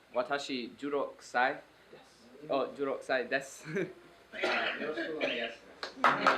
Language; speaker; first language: Japanese; non-native, learner; English